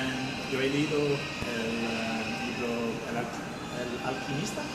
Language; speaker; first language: Spanish; non-native, learner; English